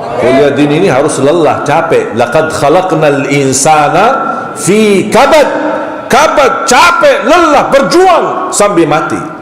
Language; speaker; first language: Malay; non-native, fluent; Arabic